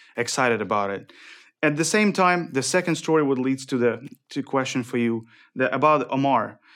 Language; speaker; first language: English; non-native, fluent; Ukrainian